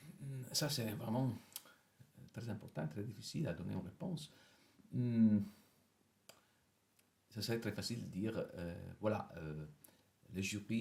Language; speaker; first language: French; non-native, fluent; Italian